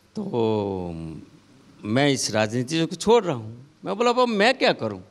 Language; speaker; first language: Hindi; non-native, local second language; Gujarati